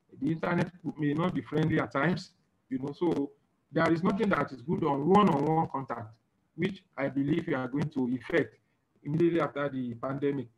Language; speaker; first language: English; non-native, local second language; Yoruba